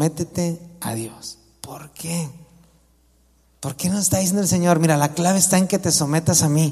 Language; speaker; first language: Spanish; native; Spanish